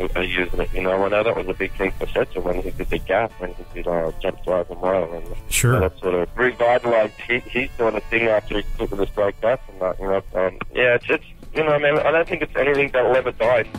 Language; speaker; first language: English; native; English